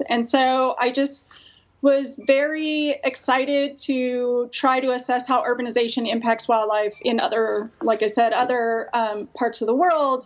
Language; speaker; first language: English; native; English